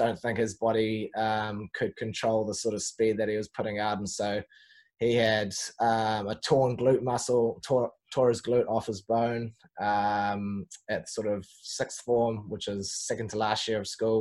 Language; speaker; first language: English; native; English